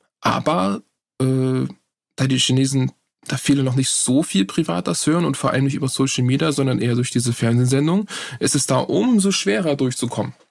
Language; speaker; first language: German; native; German